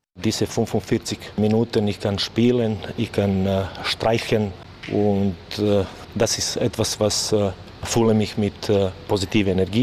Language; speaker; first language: German; non-native, learner; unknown